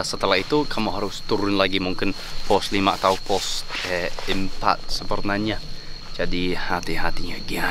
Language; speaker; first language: Indonesian; non-native, fluent; English